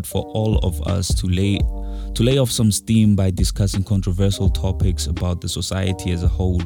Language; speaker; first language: English; non-native, local second language; Tswana